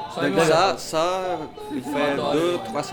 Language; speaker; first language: French; non-native, learner; Portuguese